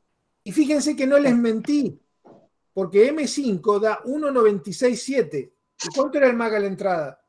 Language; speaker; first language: Spanish; native; Spanish